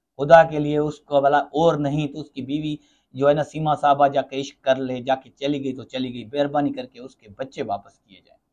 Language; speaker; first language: Urdu; non-native, local second language; Sindhi